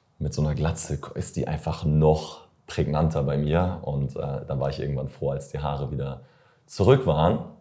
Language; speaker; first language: German; native; German